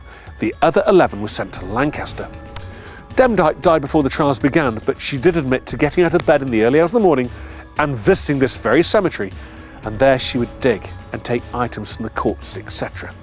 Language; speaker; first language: English; native; English